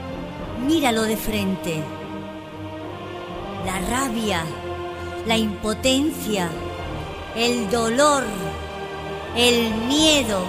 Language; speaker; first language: Spanish; native; Spanish